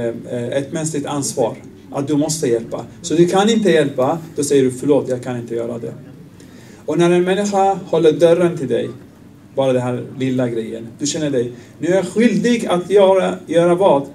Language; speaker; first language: Swedish; non-native, fluent; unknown